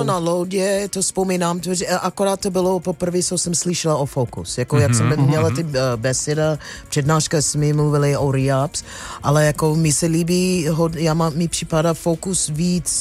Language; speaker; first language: Czech; non-native, fluent; English